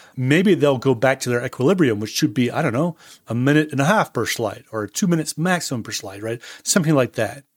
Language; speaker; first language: English; native; English